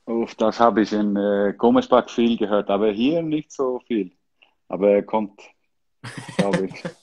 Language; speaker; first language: German; non-native, learner; Icelandic